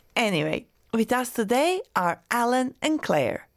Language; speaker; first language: English; non-native, fluent; Croatian